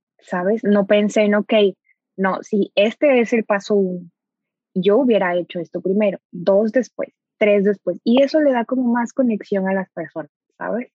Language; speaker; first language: Spanish; native; Spanish